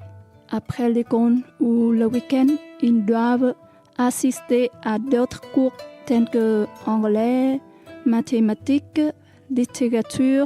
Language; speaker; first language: French; non-native, learner; Vietnamese